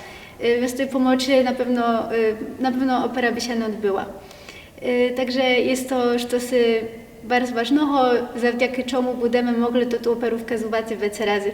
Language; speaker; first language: Polish; non-native, local second language; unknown